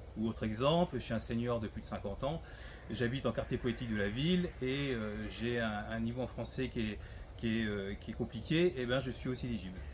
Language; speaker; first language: French; native; French